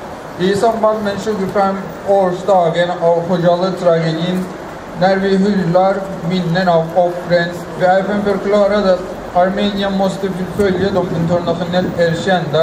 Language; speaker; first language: Swedish; non-native, fluent; Azerbaijani